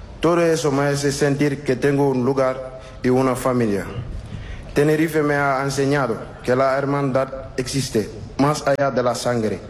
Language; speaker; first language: Spanish; non-native, learner; Wolof